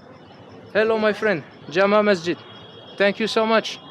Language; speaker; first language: English; non-native, learner; French